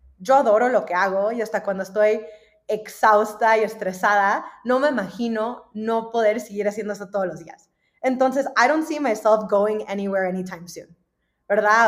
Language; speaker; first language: Spanish; early bilingual, heritage; Spanish